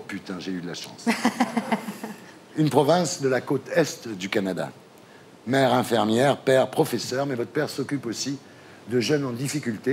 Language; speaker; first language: French; native; French